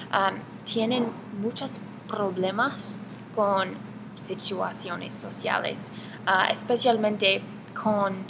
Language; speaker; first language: Spanish; non-native, learner; English